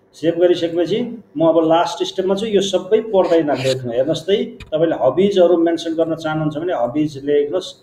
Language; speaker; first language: Nepali; native; Nepali